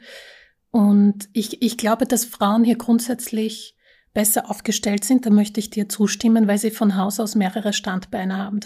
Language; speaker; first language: German; early bilingual, other home language; Slovak